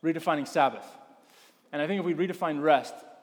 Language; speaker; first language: English; native; English